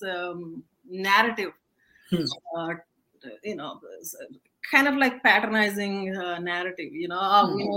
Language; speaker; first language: English; non-native, local second language; Telugu